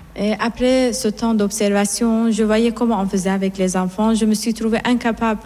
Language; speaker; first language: French; non-native, fluent; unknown